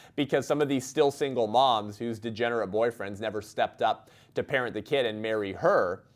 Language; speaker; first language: English; native; English